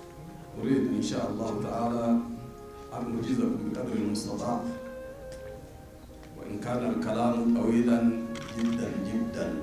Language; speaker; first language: Arabic; non-native, fluent; Amharic